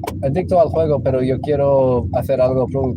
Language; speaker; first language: Spanish; non-native, local second language; English